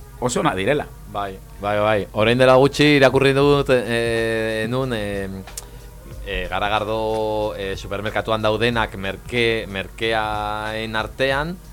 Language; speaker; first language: Basque; non-native, local second language; Spanish